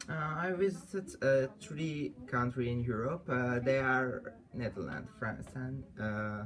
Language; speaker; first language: English; non-native, learner; Turkish